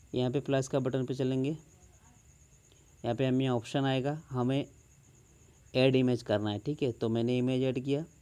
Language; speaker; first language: Hindi; non-native, local second language; Bangla